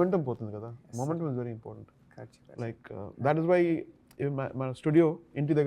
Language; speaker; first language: Telugu; non-native, learner; Tamil